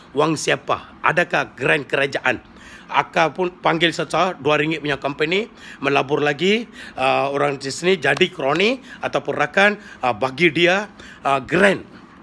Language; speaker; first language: Malay; non-native, local second language; Tamil